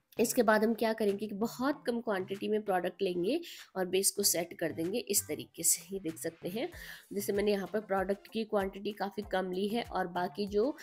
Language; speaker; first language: Hindi; native; Hindi